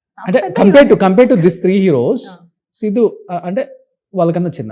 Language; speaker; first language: Telugu; native; Telugu